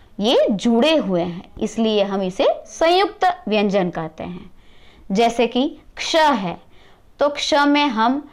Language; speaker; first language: Hindi; non-native, local second language; Gujarati